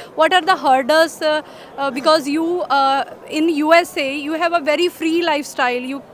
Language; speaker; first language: English; non-native, local second language; Punjabi